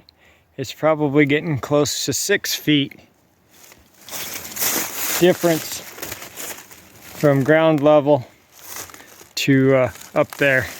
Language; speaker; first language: English; native; English